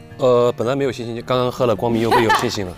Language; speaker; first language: Chinese; native; Chinese